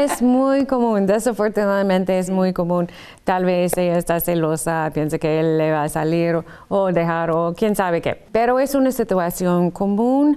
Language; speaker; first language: Spanish; non-native, fluent; English